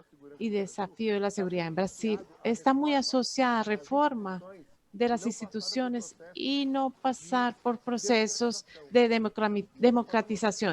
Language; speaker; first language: Spanish; non-native, fluent; Portuguese